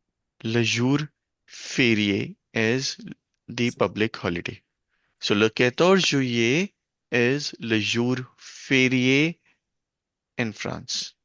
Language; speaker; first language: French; non-native, fluent; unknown